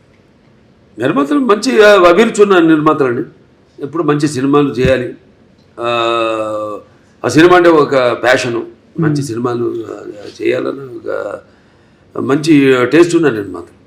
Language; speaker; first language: Telugu; native; Telugu